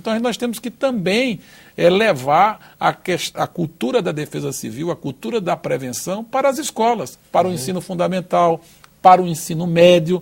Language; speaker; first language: Portuguese; native; Portuguese